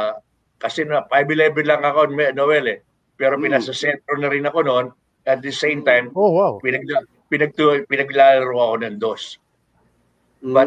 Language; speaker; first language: English; non-native, local second language; Filipino